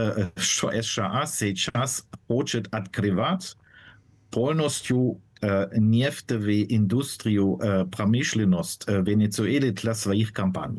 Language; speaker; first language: Russian; non-native, fluent; German